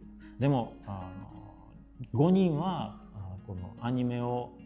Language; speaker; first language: Japanese; non-native, fluent; Russian